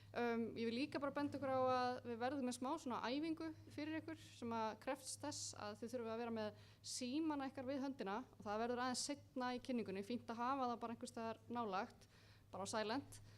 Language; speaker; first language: Icelandic; native; Icelandic